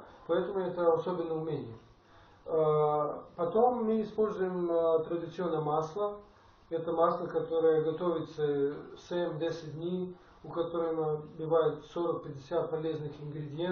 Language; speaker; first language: Russian; non-native, fluent; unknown